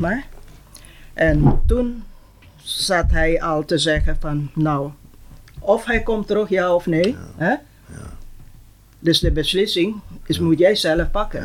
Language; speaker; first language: Dutch; non-native, local second language; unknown